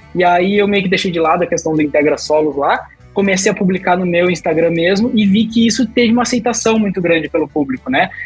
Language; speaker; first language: Portuguese; native; Portuguese